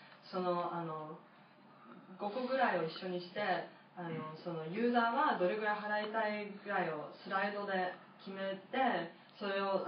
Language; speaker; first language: Japanese; non-native, fluent; English